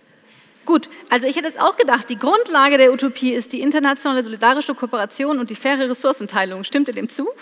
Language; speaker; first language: German; native; German